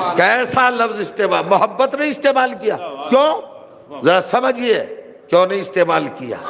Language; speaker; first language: Urdu; native; Urdu